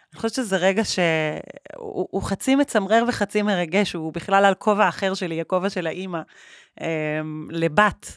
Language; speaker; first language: Hebrew; native; Hebrew